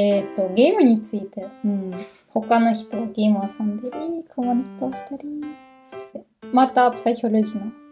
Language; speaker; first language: Japanese; non-native, learner; German